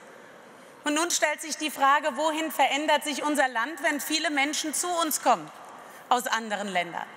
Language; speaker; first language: German; native; German